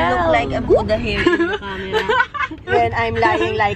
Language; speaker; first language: English; non-native, learner; Filipino